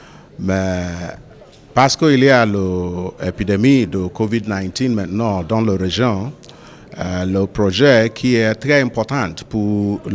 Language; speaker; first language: French; non-native, learner; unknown